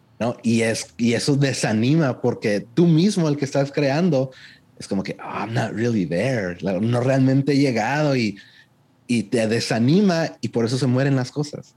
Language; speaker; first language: Spanish; early bilingual, heritage; Spanish